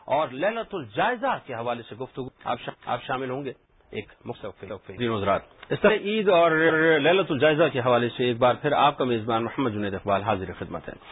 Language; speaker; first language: Urdu; native; Urdu